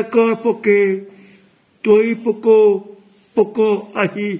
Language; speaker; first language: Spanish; non-native, local second language; Catalan